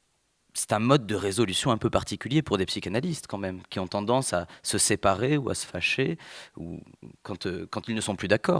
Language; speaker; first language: French; native; French